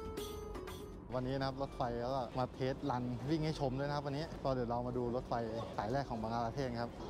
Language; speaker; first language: Thai; native; Thai